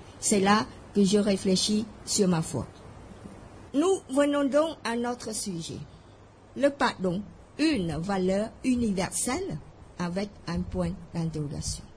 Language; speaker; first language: French; non-native, fluent; Khmer